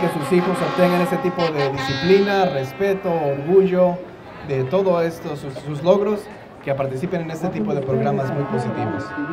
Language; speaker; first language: Spanish; native; Spanish